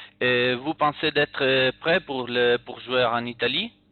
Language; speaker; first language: French; non-native, learner; Italian